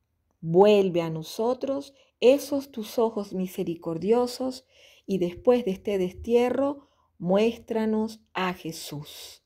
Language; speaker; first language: Spanish; native; Spanish